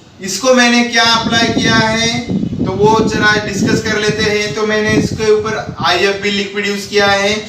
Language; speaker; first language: Hindi; non-native, local second language; Marathi